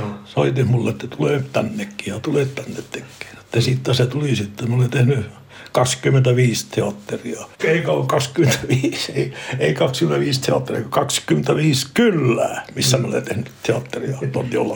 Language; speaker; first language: Finnish; early bilingual, heritage; Finnish